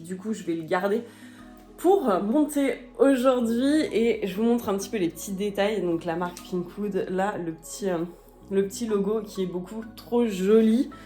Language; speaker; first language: French; native; French